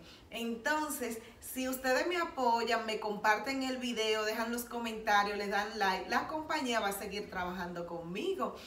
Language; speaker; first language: Spanish; native; Spanish